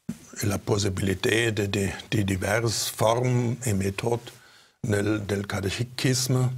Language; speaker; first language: French; non-native, fluent; German